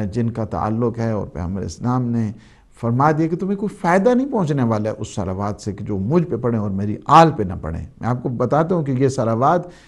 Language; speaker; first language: Urdu; native; Urdu